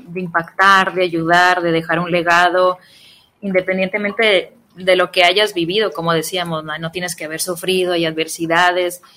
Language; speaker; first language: Spanish; native; Spanish